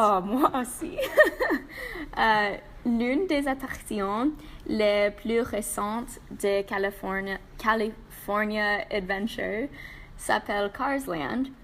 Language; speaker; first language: French; non-native, learner; English